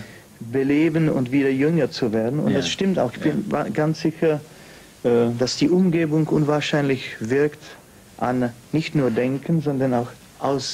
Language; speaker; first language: German; non-native, fluent; Czech